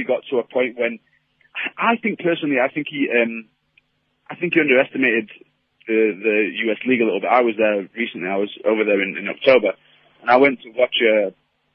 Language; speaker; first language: English; native; English